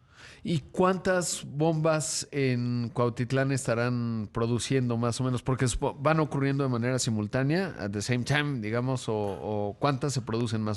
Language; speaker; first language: Spanish; native; Spanish